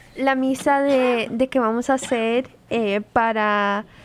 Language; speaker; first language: Spanish; native; Spanish